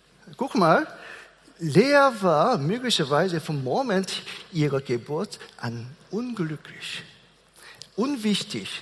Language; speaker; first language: German; non-native, fluent; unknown